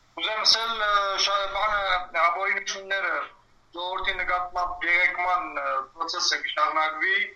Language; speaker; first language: Armenian; early bilingual, heritage; Armenian